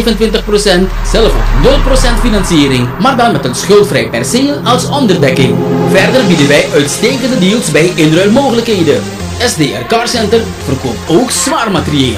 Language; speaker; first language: Dutch; native; Dutch